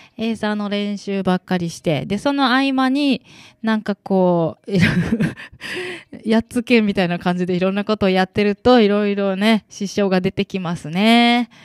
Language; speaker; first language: Japanese; native; Japanese